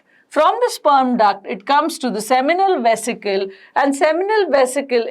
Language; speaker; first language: English; non-native, local second language; Hindi